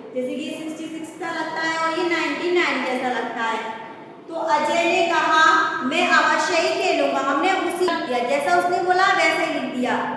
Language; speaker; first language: Hindi; native; Hindi